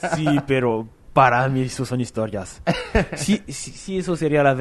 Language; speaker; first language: Spanish; non-native, fluent; French